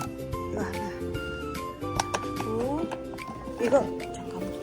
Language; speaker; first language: Korean; non-native, learner; Indonesian